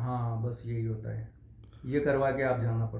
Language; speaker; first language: Hindi; native; Hindi